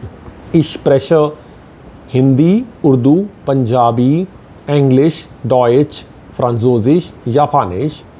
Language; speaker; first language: German; non-native, fluent; Hindi